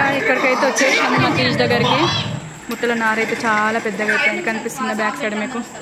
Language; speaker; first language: Telugu; non-native, local second language; Lambadi